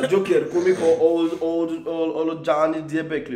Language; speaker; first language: Turkish; non-native, learner; English